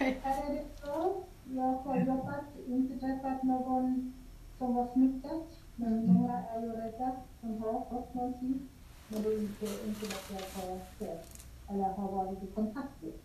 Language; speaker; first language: Swedish; non-native, fluent; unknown